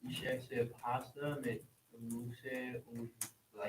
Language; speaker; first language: German; non-native, learner; English